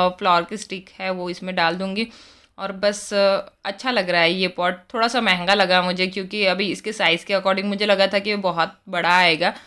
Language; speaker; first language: Hindi; native; Hindi